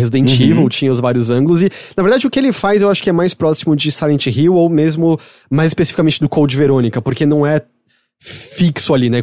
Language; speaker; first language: Portuguese; native; Portuguese